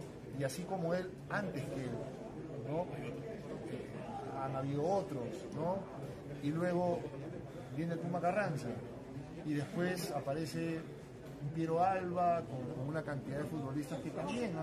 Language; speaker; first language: Spanish; native; Spanish